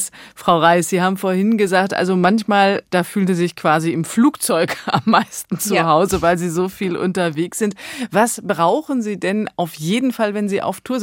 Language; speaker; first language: German; native; German